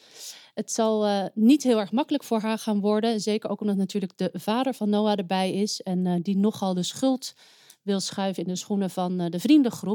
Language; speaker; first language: Dutch; native; Dutch